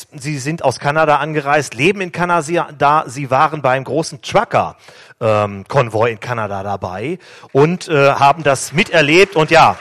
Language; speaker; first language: German; native; German